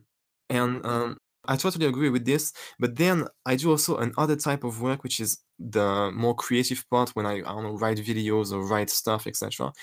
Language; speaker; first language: English; non-native, fluent; French